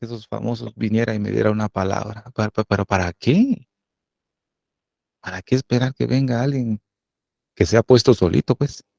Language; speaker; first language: Spanish; native; Spanish